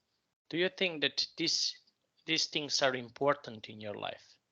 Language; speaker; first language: English; non-native, fluent; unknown